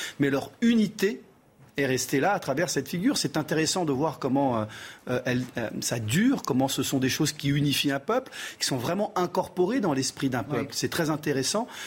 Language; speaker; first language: French; early bilingual, other home language; Portuguese